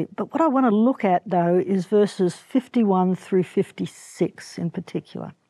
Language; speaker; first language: English; native; English